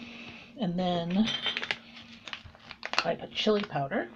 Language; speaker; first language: English; native; English